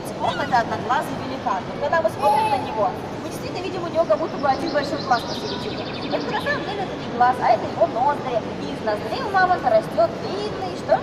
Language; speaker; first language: Russian; native; Russian